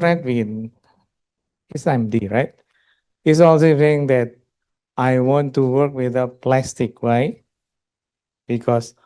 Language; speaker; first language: English; non-native, local second language; Indonesian